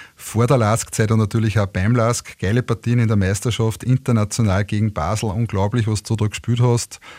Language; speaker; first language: German; native; German